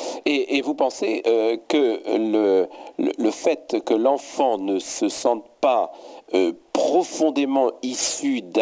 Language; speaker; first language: French; native; French